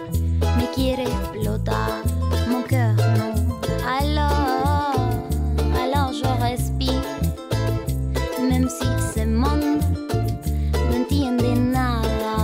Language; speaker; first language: French; non-native, fluent; Spanish